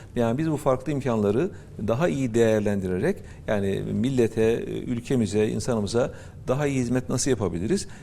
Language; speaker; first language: Turkish; native; Turkish